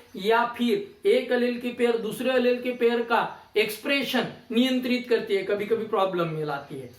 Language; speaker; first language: Hindi; non-native, local second language; Marathi